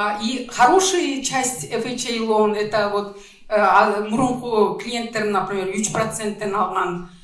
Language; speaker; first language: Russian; non-native, local second language; Kyrgyz